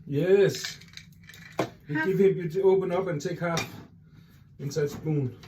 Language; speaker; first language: English; non-native, learner; Danish